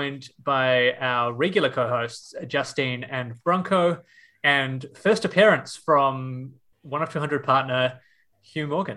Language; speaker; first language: English; native; English